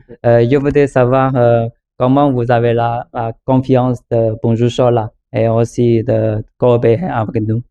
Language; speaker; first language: French; non-native, learner; Chinese